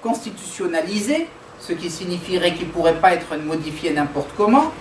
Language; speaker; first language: French; non-native, local second language; Arabic